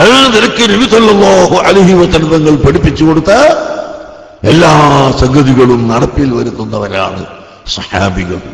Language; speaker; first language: Malayalam; native; Malayalam